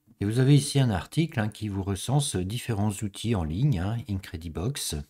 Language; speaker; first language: French; native; French